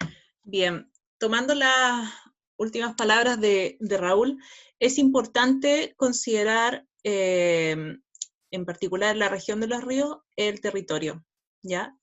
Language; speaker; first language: Spanish; native; Spanish